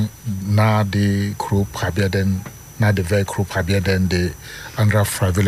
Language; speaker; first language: Dutch; non-native, fluent; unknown